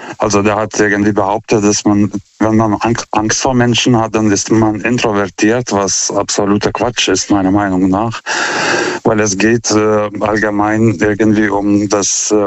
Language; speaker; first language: German; non-native, fluent; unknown